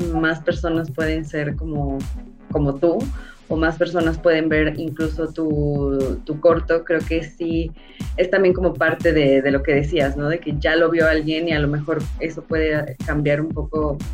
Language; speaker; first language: Spanish; native; Spanish